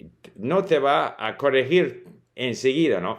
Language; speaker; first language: Spanish; non-native, fluent; English